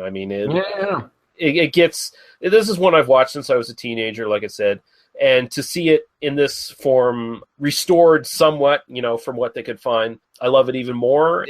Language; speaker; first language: English; native; English